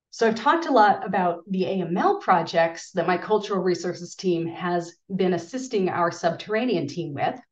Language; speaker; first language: English; native; English